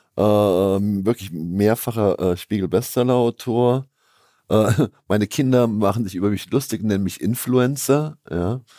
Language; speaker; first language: German; native; German